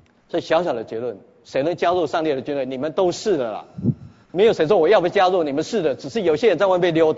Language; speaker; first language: Chinese; native; Chinese